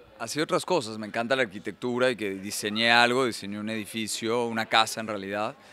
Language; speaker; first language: Spanish; native; Spanish